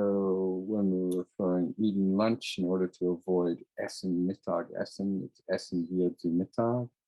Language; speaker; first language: German; non-native, fluent; English